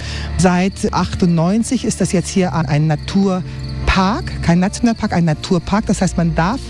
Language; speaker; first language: German; native; German